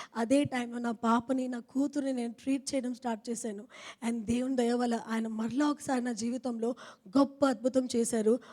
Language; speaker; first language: Telugu; non-native, fluent; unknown